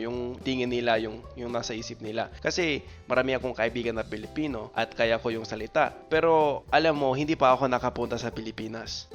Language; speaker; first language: Filipino; non-native, fluent; English